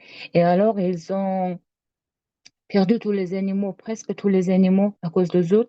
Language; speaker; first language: French; non-native, learner; Mongolian